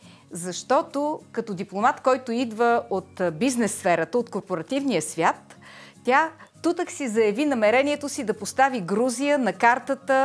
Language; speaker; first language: Bulgarian; native; Bulgarian